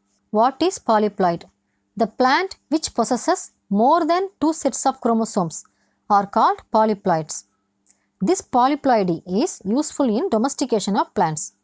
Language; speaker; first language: English; non-native, local second language; Tamil